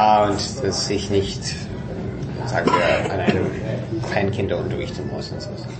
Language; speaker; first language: German; non-native, fluent; English